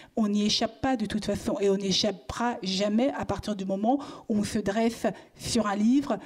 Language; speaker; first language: French; native; French